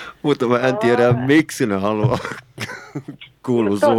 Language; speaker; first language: Finnish; non-native, learner; German